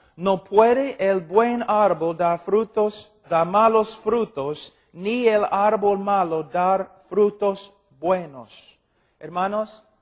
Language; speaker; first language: Spanish; non-native, fluent; English